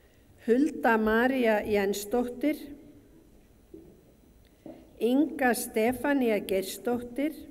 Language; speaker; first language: Icelandic; native; Icelandic